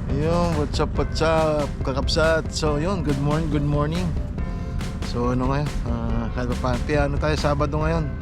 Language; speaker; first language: Filipino; non-native, local second language; Iloko